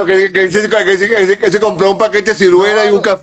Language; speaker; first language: Spanish; native; Spanish